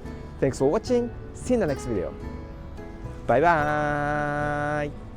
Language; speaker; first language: English; non-native, learner; Japanese